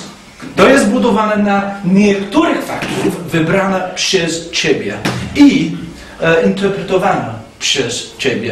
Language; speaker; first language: Polish; non-native, fluent; English